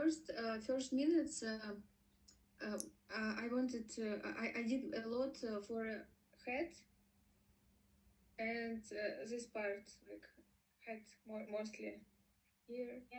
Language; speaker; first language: English; non-native, learner; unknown